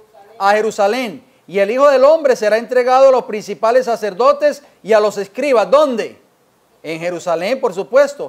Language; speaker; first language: Spanish; native; Spanish